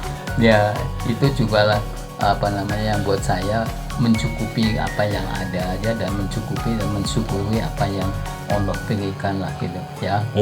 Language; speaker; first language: Indonesian; non-native, local second language; Dutch